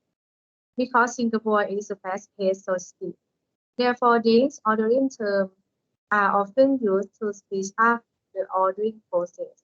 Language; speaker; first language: English; non-native, learner; Thai